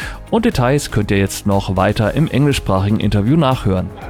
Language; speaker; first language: German; native; German